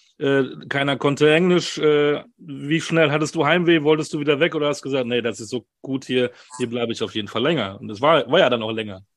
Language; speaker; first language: German; native; German